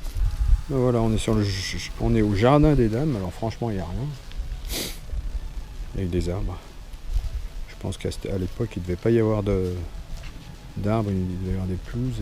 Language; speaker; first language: French; native; French